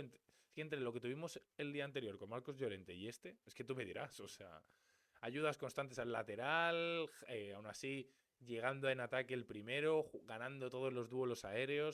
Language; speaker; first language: Spanish; native; Spanish